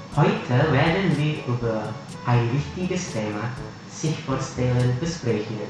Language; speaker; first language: German; non-native, fluent; Javanese